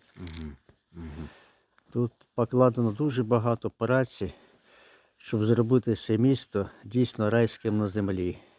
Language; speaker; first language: Ukrainian; non-native, local second language; Russian